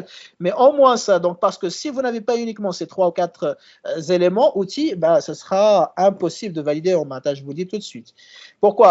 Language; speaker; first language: French; non-native, local second language; Arabic